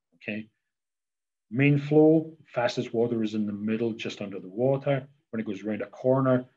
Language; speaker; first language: English; native; English